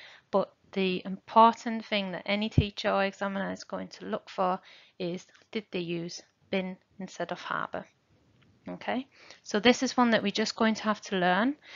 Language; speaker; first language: English; native; English